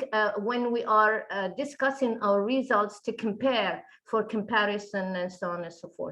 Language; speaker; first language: English; non-native, fluent; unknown